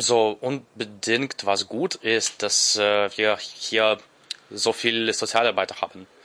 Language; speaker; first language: German; non-native, learner; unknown